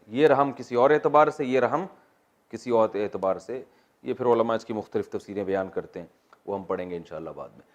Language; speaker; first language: Urdu; native; Urdu